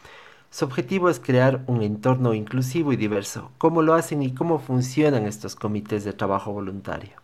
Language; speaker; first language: Spanish; native; Spanish